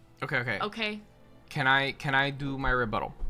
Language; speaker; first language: English; native; English